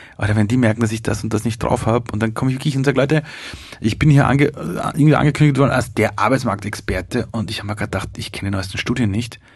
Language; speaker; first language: German; early bilingual, other home language; Persian